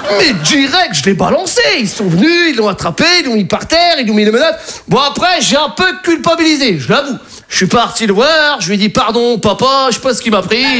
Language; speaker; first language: French; early bilingual, other home language; Arabic